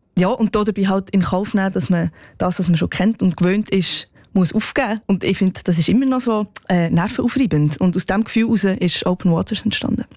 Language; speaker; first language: German; native; German